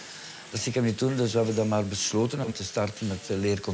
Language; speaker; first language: Dutch; native; Dutch